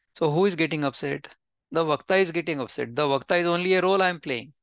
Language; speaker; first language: Hindi; non-native, local second language; Marathi